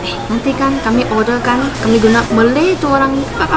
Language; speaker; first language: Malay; non-native, local second language; Chinese